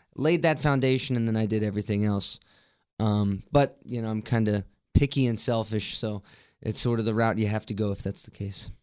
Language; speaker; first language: English; native; English